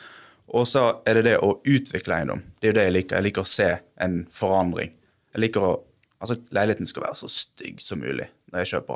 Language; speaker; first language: Norwegian; native; Norwegian